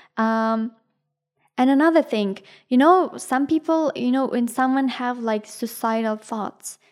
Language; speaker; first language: English; non-native, fluent; Persian